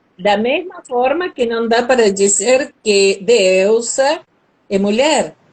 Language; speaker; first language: Portuguese; non-native, fluent; Spanish